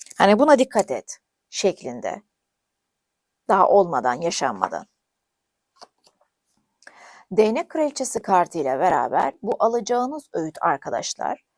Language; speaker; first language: Turkish; native; Turkish